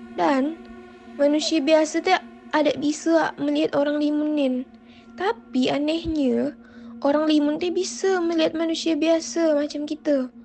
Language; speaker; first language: Malay; native; Malay